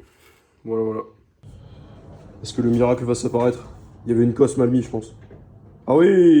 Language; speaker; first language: French; native; French